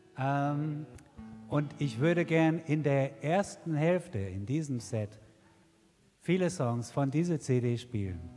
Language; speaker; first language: German; non-native, fluent; English